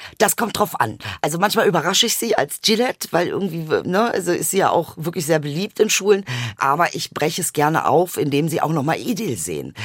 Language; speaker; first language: German; early bilingual, other home language; Turkish